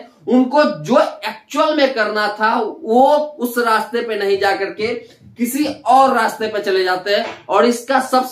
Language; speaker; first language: Hindi; native; Hindi